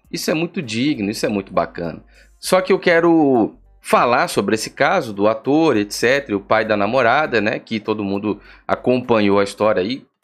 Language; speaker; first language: Portuguese; native; Portuguese